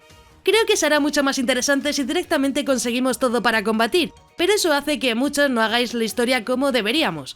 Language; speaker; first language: Spanish; native; Spanish